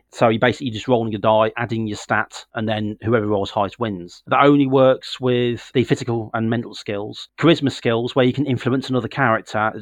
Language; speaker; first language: English; native; English